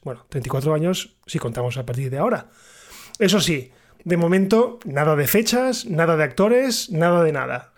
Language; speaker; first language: Spanish; native; Spanish